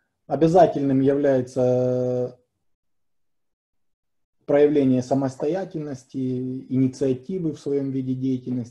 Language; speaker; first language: Russian; native; Russian